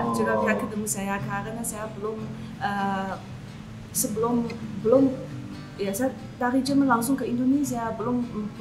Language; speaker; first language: Indonesian; non-native, learner; Chinese